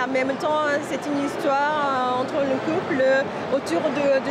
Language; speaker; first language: French; non-native, fluent; Korean